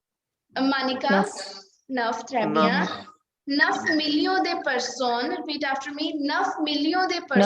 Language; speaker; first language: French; non-native, fluent; Hindi